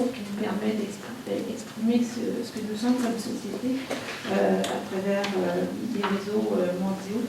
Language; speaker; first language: French; native; French